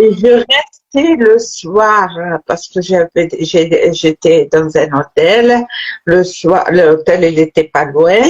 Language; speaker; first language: French; non-native, local second language; Arabic